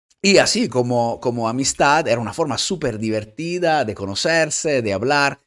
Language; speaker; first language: Spanish; non-native, fluent; Italian